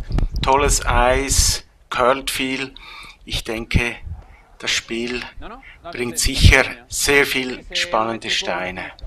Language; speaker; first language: German; native; German